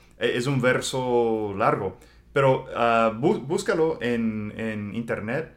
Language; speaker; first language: Spanish; non-native, fluent; English